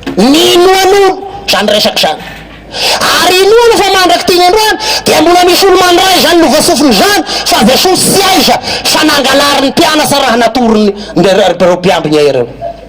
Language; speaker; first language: Malagasy; native; Malagasy